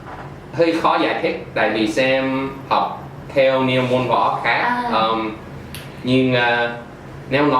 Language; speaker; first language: Vietnamese; non-native, fluent; English